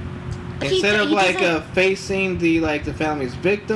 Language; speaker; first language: English; native; English